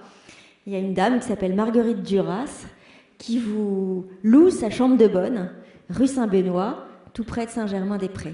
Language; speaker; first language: French; native; French